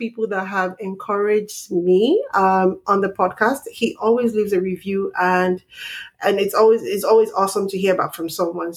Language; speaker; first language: English; non-native, local second language; Yoruba